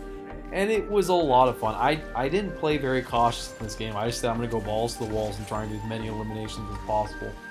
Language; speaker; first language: English; native; English